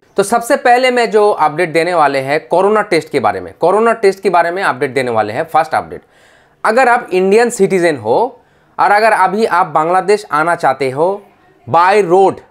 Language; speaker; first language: Hindi; non-native, fluent; Bangla